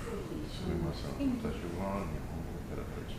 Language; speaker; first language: Japanese; non-native, learner; English